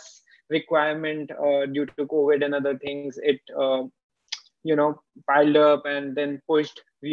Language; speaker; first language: English; non-native, local second language; Hindi